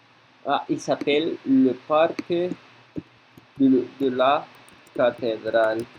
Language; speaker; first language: French; non-native, learner; Spanish